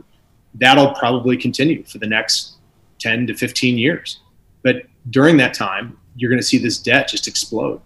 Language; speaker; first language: English; native; English